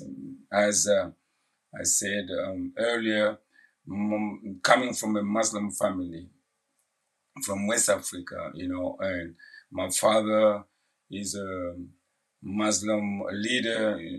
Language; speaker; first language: English; non-native, fluent; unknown